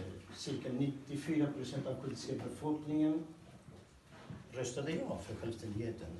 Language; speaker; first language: Swedish; non-native, fluent; Kurdish